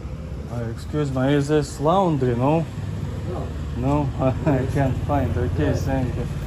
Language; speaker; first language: English; non-native, fluent; Russian